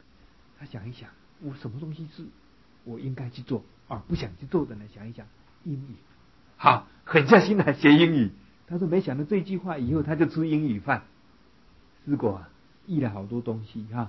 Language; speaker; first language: Chinese; native; Chinese